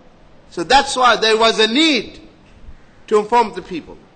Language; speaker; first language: English; non-native, fluent; Arabic